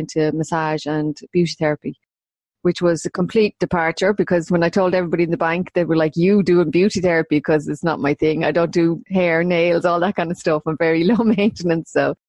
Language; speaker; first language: English; native; English